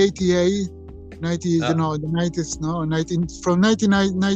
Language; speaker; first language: English; non-native, learner; Spanish